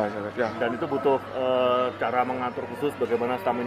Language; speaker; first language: Indonesian; native; Indonesian